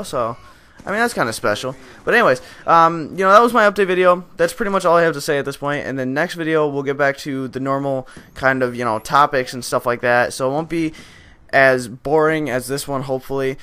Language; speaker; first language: English; native; English